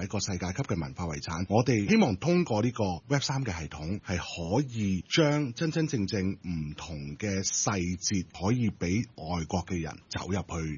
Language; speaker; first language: Cantonese; native; Cantonese